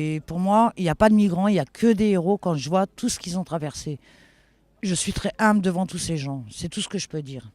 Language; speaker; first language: French; native; French